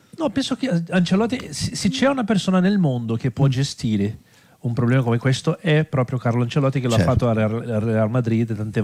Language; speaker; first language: Italian; non-native, fluent; Portuguese